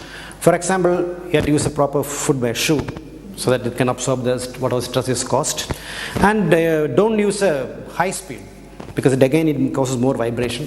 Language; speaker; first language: English; non-native, local second language; Malayalam